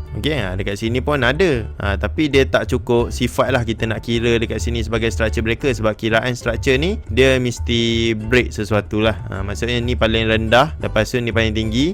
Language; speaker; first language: Malay; native; Malay